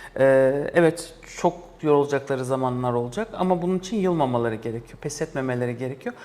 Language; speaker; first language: Turkish; early bilingual, heritage; Turkish